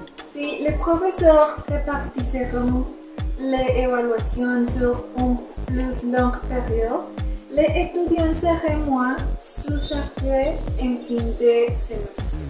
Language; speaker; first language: French; non-native, learner; Spanish